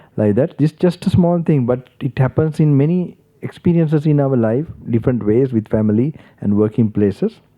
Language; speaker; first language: English; non-native, local second language; Sinhala